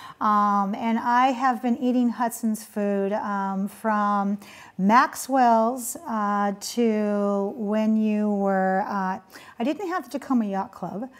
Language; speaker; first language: English; native; English